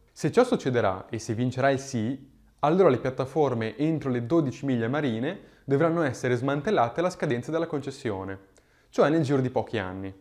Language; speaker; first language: Italian; native; Italian